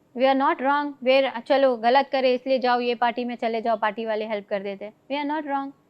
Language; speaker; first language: Hindi; non-native, local second language; Telugu